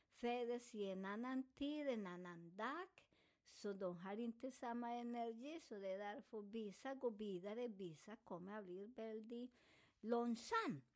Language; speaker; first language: Swedish; non-native, fluent; Spanish